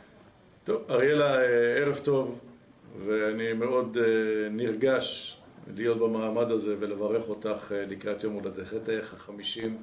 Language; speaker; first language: Hebrew; native; Hebrew